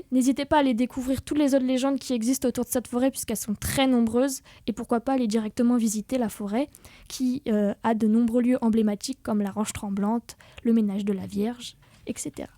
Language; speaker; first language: French; native; French